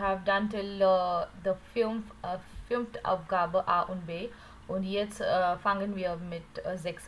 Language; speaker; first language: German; non-native, learner; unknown